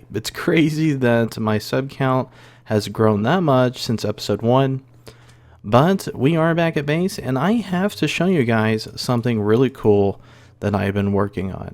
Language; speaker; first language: English; native; English